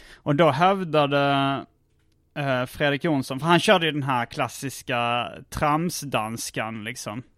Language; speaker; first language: Swedish; native; Swedish